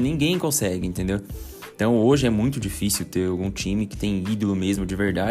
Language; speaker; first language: Portuguese; native; Portuguese